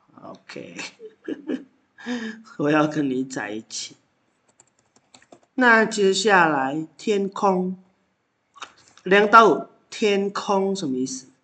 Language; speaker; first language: Chinese; non-native, fluent; Indonesian